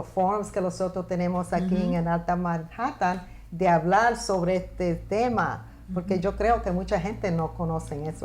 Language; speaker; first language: Spanish; early bilingual, heritage; Spanish